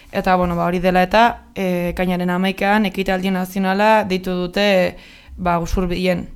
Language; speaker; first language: Basque; native; Basque